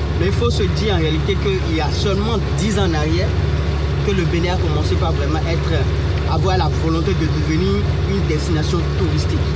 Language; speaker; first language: French; non-native, local second language; Fon